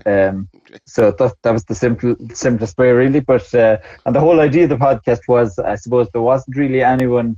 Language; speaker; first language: English; native; English